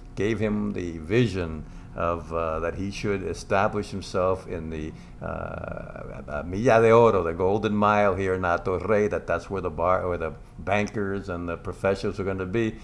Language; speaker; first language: English; non-native, local second language; Spanish